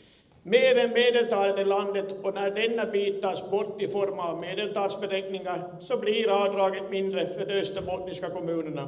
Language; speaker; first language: Swedish; native; Swedish